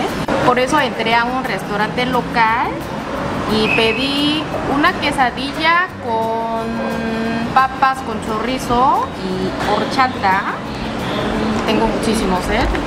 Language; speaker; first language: Spanish; non-native, learner; Korean